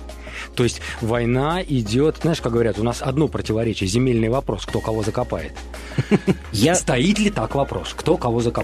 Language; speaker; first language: Russian; native; Russian